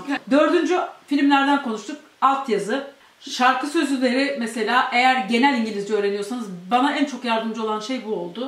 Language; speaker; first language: Turkish; native; Turkish